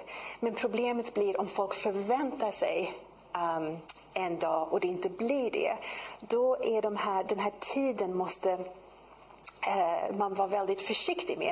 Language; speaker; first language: Swedish; non-native, fluent; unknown